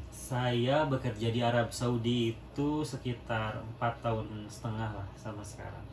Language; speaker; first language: Indonesian; non-native, local second language; Sundanese